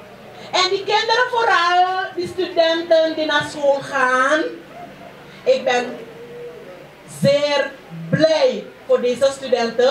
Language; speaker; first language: Dutch; non-native, local second language; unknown